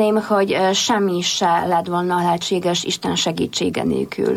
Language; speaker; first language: Hungarian; non-native, fluent; Polish